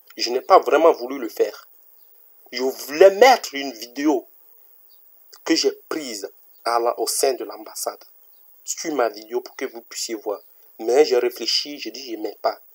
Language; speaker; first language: French; native; French